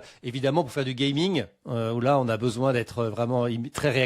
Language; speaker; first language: French; native; French